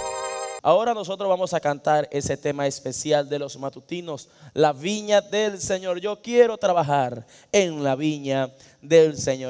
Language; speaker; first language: Spanish; native; Spanish